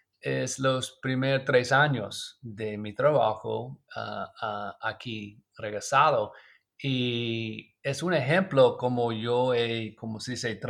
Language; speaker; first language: Spanish; non-native, learner; English